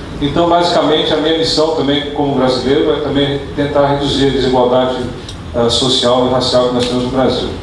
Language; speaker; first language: Portuguese; early bilingual, other home language; Dutch